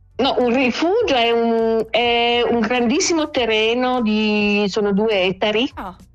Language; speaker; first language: Italian; non-native, local second language; French